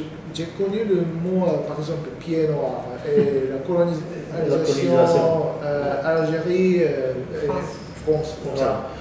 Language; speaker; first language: French; non-native, learner; Korean